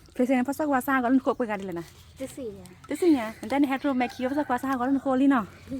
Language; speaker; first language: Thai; non-native, local second language; S'gaw Karen